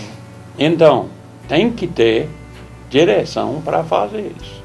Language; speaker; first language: Portuguese; non-native, fluent; English